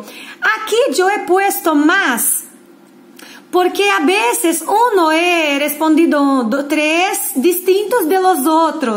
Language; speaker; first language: Spanish; non-native, fluent; Portuguese